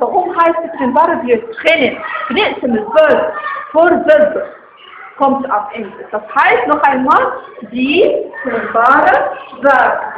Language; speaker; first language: German; non-native, learner; Arabic